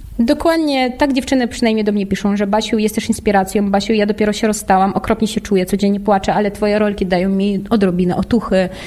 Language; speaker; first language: Polish; non-native, fluent; Russian